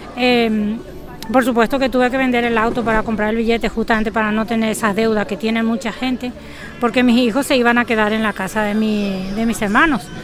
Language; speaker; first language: Spanish; native; Spanish